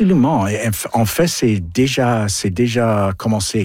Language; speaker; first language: French; non-native, local second language; English